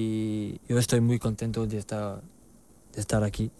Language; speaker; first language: Spanish; non-native, learner; French